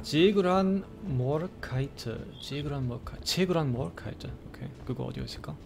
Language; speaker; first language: Korean; non-native, learner; German